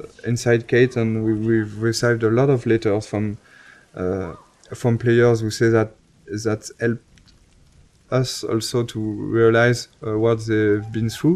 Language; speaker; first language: English; non-native, fluent; French